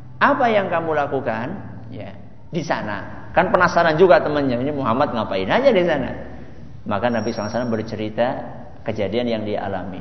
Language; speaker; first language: Indonesian; non-native, local second language; Javanese